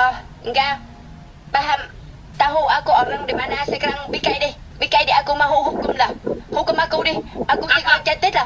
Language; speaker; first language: Indonesian; non-native, learner; Vietnamese